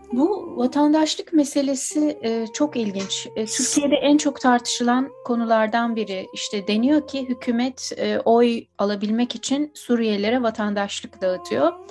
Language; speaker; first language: Turkish; native; Turkish